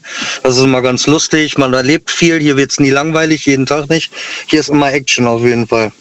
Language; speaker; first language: German; native; German